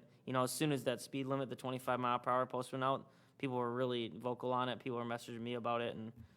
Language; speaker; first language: English; native; English